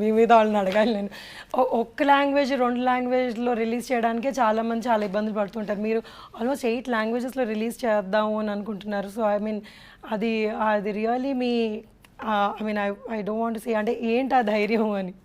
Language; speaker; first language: Telugu; native; Telugu